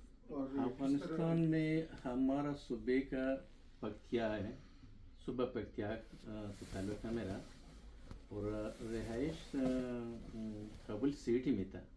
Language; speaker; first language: Hindi; non-native, fluent; Pashto